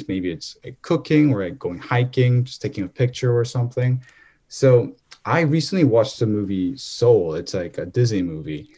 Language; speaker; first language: English; non-native, fluent; Korean